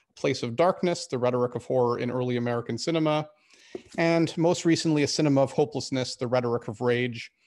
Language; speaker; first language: English; native; English